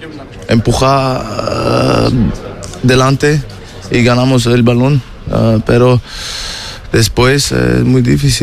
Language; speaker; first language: Spanish; non-native, learner; German